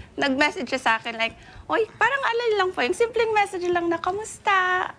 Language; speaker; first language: Filipino; non-native, local second language; Iloko